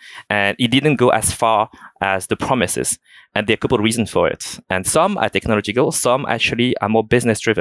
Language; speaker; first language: English; non-native, fluent; French